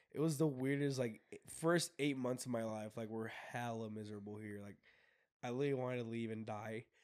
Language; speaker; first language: English; native; English